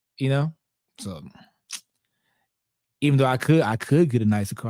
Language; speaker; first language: English; native; English